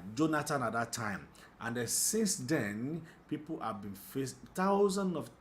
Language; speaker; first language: English; non-native, local second language; Yoruba